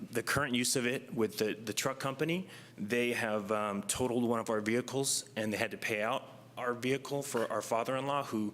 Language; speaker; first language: English; native; English